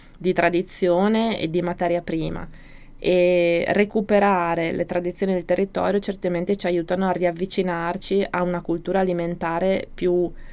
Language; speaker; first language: Italian; native; Italian